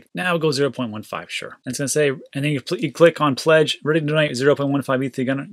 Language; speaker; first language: English; native; English